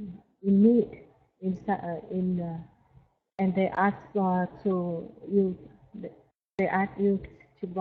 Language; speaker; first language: English; non-native, learner; Vietnamese